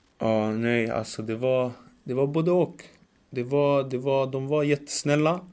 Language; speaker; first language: Swedish; early bilingual, other home language; Macedonian